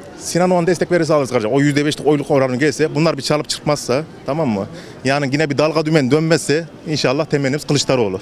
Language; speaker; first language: Turkish; native; Turkish